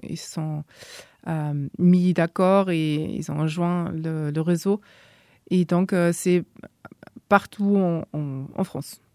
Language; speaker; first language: French; non-native, fluent; German